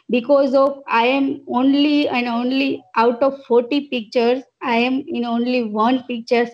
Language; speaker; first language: English; non-native, local second language; Gujarati